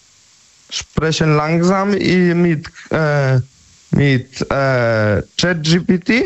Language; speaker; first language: German; non-native, learner; Polish